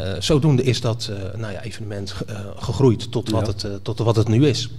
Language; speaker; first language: Dutch; native; Dutch